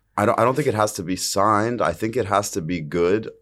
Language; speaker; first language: English; early bilingual, other home language; Arabic